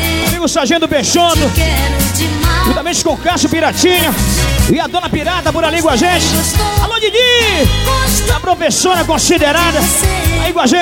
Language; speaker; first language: Portuguese; native; Portuguese